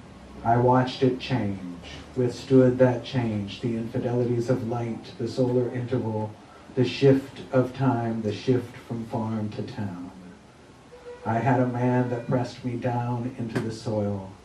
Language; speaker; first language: English; native; English